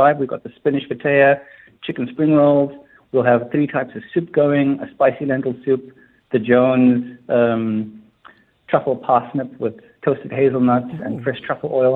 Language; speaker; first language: English; native; English